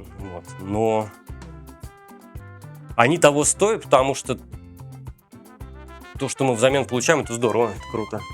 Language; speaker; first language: Russian; native; Russian